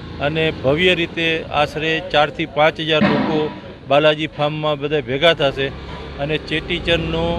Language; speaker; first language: Gujarati; non-native, local second language; Sindhi